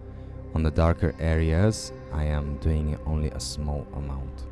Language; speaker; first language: English; non-native, fluent; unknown